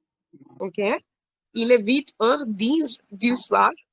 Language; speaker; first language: French; non-native, fluent; Hindi